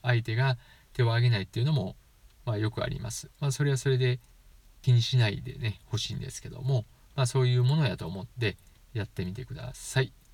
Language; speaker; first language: Japanese; native; Japanese